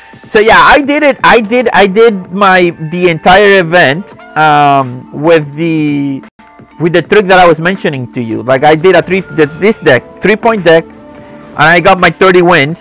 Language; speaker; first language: English; non-native, local second language; Spanish